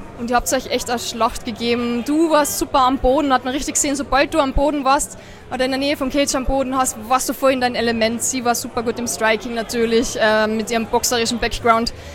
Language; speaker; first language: German; native; German